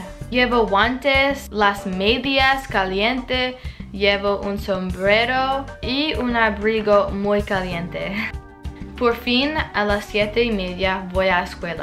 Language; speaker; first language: Spanish; non-native, learner; English